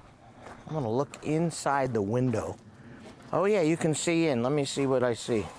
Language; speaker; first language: English; native; English